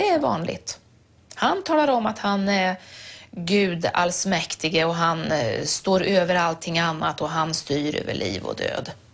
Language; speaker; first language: Swedish; native; Swedish